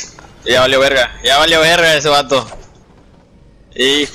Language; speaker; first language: Spanish; native; Spanish